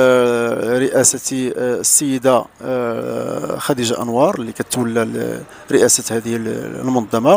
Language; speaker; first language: Arabic; native; Arabic